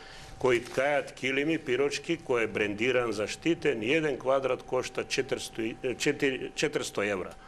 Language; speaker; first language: Macedonian; native; Macedonian